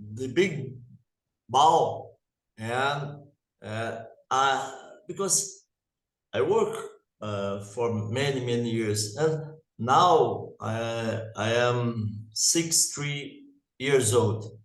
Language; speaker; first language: English; non-native, learner; Portuguese